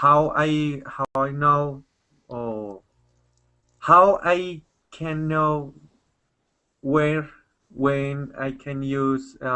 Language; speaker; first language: English; non-native, learner; Spanish